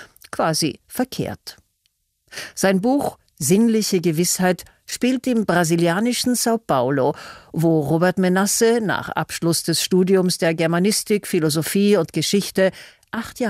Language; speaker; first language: German; native; German